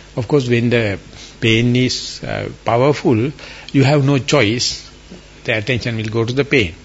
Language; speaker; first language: English; non-native, local second language; Sinhala